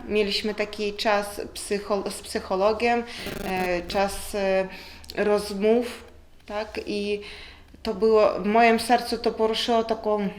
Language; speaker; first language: Polish; non-native, learner; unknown